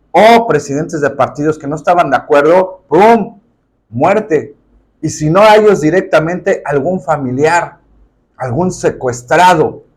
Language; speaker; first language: Spanish; native; Spanish